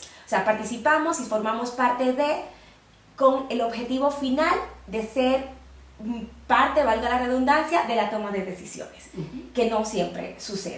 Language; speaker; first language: Spanish; native; Spanish